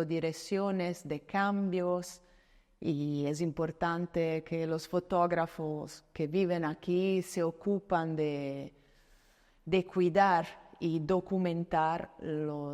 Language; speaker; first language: Spanish; non-native, fluent; Italian